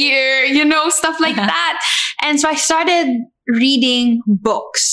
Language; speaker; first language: English; non-native, local second language; Filipino